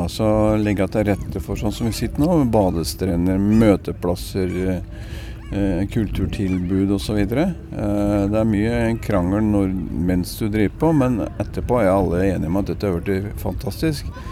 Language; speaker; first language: Norwegian; native; Norwegian